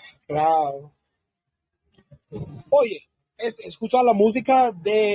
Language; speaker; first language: Spanish; non-native, learner; English